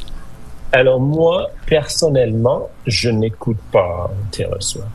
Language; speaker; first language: French; non-native, fluent; English